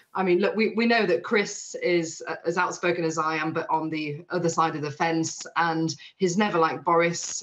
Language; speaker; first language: English; native; English